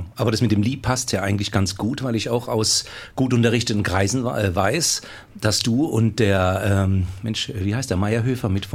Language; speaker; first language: German; native; German